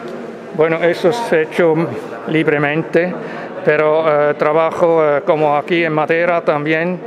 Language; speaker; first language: Spanish; non-native, fluent; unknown